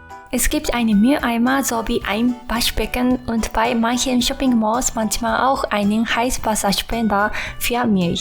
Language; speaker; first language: German; non-native, fluent; Japanese